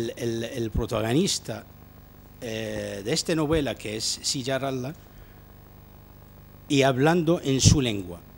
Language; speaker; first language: Spanish; non-native, fluent; Arabic